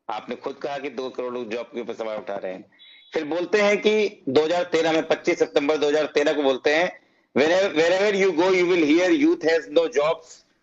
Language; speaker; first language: Hindi; native; Hindi